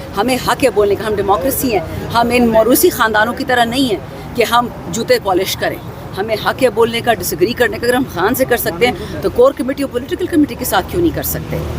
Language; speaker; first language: Urdu; non-native, local second language; Pashto